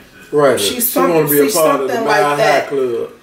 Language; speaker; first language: English; native; English